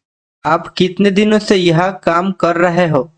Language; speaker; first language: Hindi; non-native, fluent; Bangla